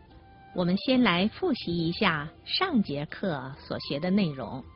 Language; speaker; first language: Chinese; native; Chinese